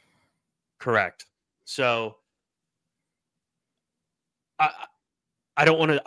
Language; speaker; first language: English; native; English